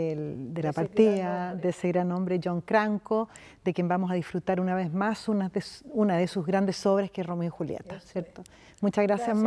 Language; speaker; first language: Spanish; native; Spanish